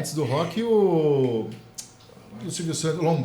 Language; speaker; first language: Portuguese; native; Portuguese